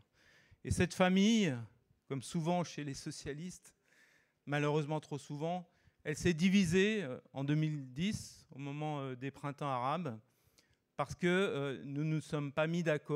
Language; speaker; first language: French; native; French